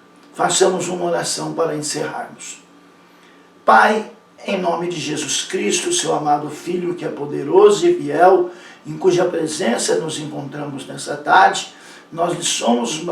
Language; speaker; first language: Portuguese; native; Portuguese